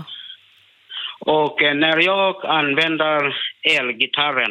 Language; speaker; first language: Swedish; non-native, learner; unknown